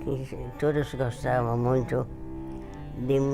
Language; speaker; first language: Portuguese; early bilingual, other home language; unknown